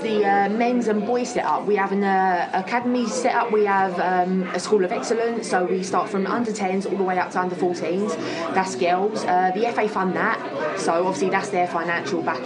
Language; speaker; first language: English; native; English